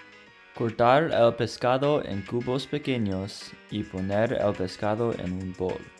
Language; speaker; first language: Spanish; non-native, learner; English